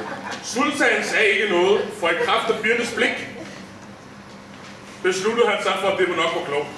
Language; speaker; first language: Danish; native; Danish